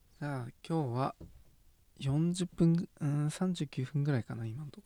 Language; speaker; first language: Japanese; native; Japanese